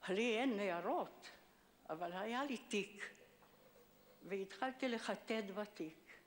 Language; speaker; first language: Hebrew; non-native, fluent; Hungarian